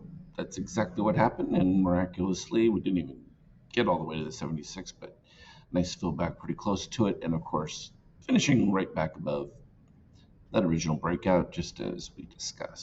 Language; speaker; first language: English; native; English